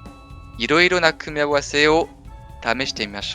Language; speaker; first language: Japanese; non-native, fluent; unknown